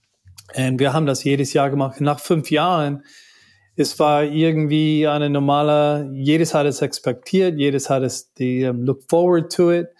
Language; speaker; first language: German; non-native, learner; English